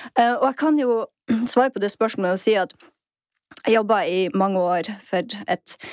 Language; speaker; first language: Norwegian; native; Norwegian